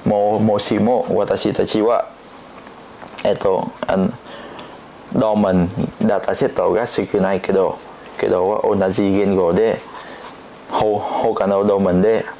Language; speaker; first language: Japanese; non-native, learner; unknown